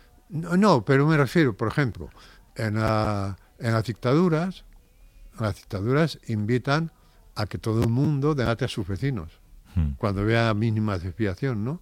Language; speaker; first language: Spanish; native; Spanish